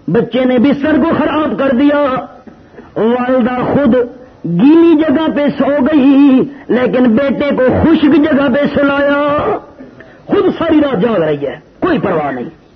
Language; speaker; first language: Urdu; non-native, local second language; Saraiki